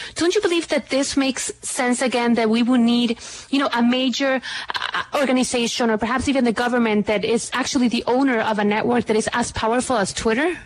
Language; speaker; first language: English; non-native, fluent; Spanish